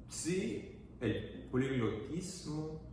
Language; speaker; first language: Spanish; non-native, fluent; English